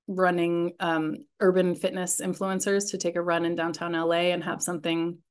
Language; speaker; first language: English; native; English